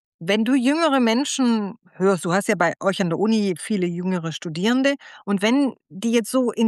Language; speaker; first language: German; native; German